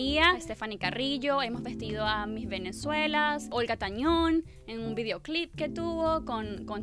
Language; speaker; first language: Spanish; native; Spanish